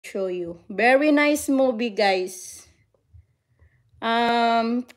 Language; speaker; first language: English; non-native, local second language; Cebuano